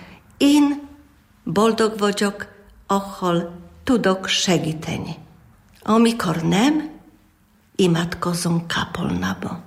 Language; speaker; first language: Hungarian; non-native, learner; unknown